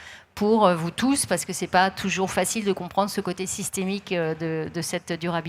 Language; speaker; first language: French; native; French